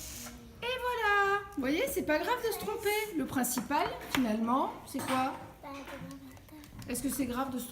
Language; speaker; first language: French; native; French